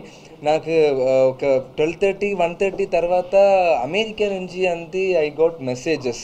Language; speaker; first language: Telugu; non-native, learner; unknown